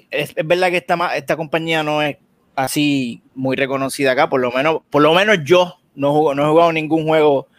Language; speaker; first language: Spanish; native; Spanish